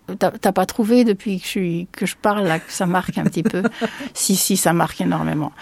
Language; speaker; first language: French; early bilingual, other home language; Spanish